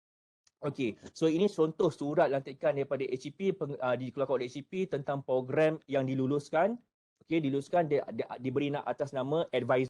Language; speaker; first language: Malay; native; Malay